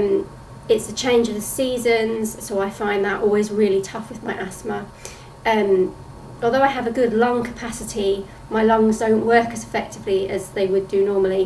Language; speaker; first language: English; native; English